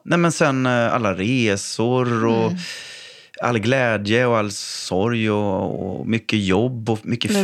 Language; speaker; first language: Swedish; native; Swedish